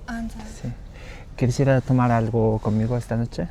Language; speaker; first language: Spanish; early bilingual, other home language; Mongolian